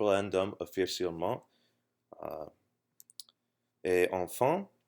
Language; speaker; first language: French; non-native, learner; English